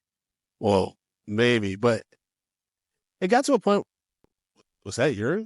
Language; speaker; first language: English; native; English